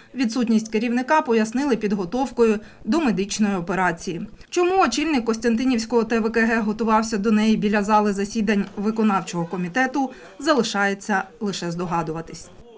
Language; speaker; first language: Ukrainian; native; Ukrainian